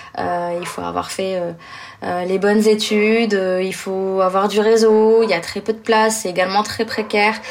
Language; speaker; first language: French; early bilingual, other home language; Arabic